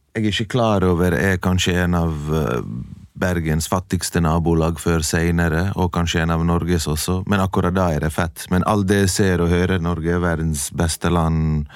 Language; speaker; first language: Norwegian; early bilingual, other home language; Bosnian